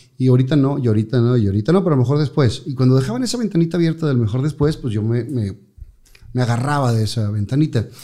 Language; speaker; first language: Spanish; native; Spanish